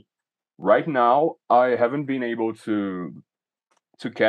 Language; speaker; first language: English; non-native, fluent; Portuguese